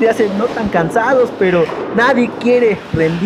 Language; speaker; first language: Spanish; native; Spanish